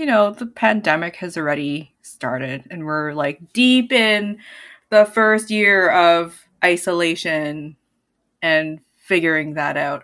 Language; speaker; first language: English; non-native, local second language; Cantonese